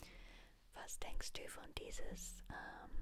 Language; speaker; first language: German; non-native, learner; English